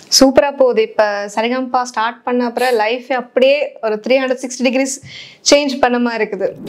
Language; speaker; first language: Tamil; early bilingual, heritage; Tamil